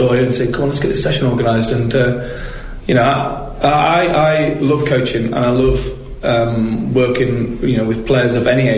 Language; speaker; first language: English; native; English